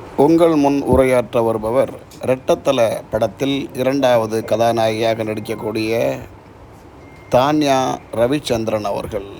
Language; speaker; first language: Tamil; native; Tamil